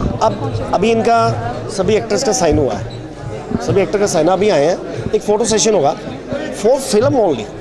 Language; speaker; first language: Hindi; non-native, local second language; Punjabi